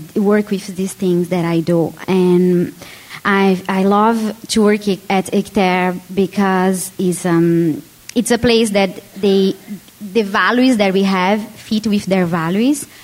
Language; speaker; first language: English; non-native, learner; Portuguese